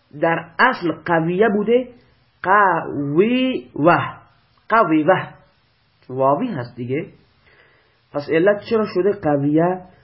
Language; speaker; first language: Persian; non-native, local second language; Baluchi